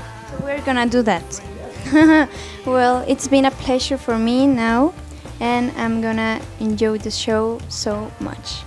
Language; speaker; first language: English; non-native, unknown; Spanish